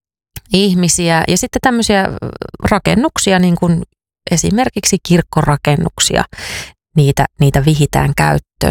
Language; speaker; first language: Finnish; native; Finnish